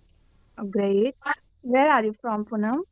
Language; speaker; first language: English; non-native, learner; Hindi